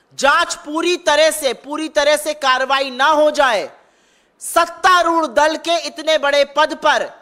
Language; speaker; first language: Hindi; native; Hindi